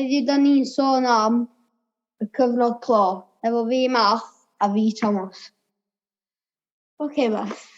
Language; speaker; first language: Welsh; native; Welsh